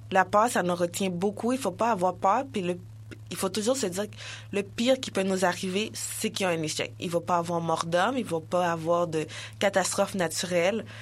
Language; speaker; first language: French; early bilingual, other home language; Haitian Creole